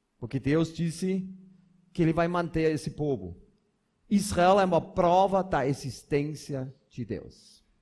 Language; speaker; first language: Portuguese; non-native, fluent; German